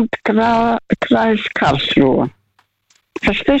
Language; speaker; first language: German; non-native, fluent; Russian